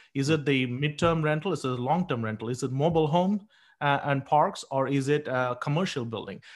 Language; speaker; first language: English; non-native, local second language; Tamil